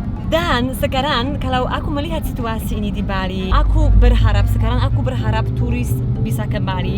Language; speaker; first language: Indonesian; non-native, fluent; Polish